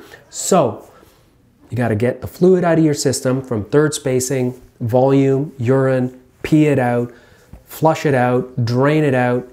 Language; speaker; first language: English; native; English